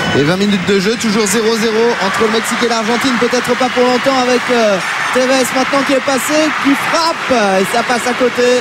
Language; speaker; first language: French; native; French